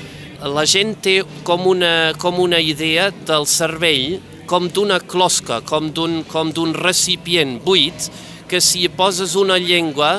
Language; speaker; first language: Catalan; non-native, fluent; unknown